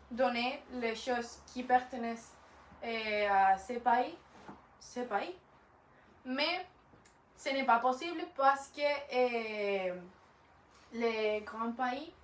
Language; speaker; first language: French; non-native, learner; Spanish